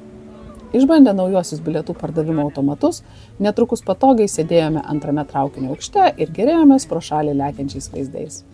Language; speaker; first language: Lithuanian; native; Lithuanian